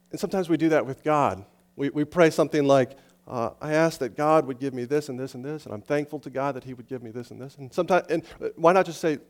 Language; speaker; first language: English; native; English